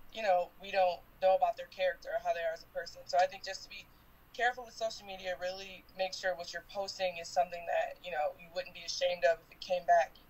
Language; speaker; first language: English; native; English